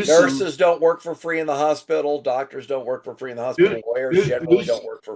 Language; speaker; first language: English; native; English